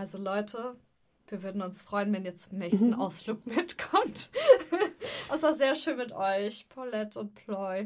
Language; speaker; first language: German; native; German